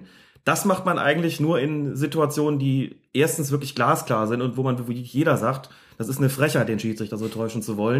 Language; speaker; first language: German; native; German